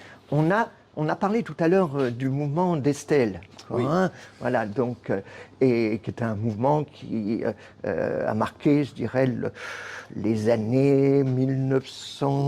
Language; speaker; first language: French; native; French